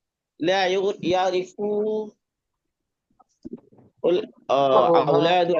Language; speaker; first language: Arabic; non-native, learner; Bangla